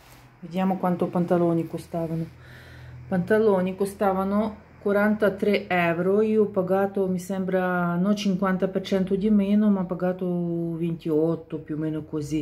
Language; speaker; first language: Italian; non-native, learner; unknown